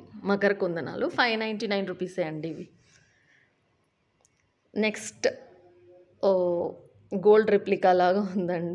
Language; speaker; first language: Telugu; native; Telugu